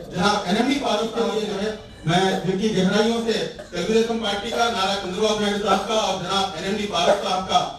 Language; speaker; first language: Hindi; non-native, local second language; Urdu